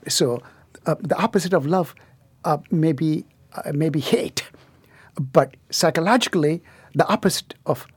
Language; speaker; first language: English; non-native, local second language; Tamil